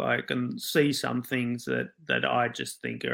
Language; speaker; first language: English; native; English